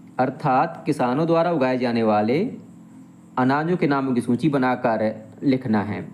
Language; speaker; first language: Hindi; native; Hindi